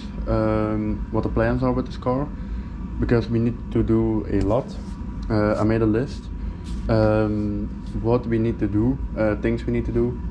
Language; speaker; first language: English; non-native, fluent; Dutch